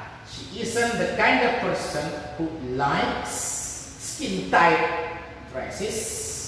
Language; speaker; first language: English; non-native, fluent; Indonesian